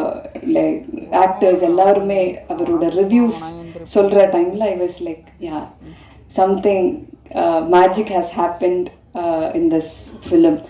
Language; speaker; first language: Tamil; non-native, fluent; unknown